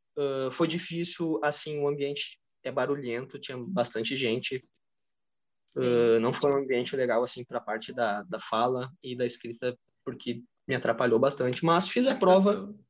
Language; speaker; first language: Portuguese; native; Portuguese